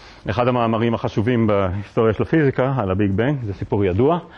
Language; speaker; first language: Hebrew; native; Hebrew